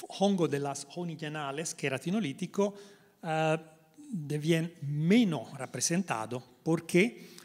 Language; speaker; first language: Spanish; non-native, learner; Italian